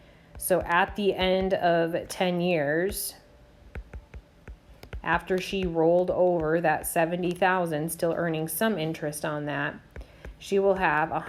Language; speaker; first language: English; native; English